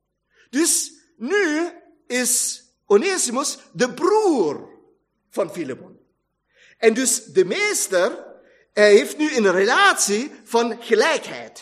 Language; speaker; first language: Dutch; non-native, fluent; German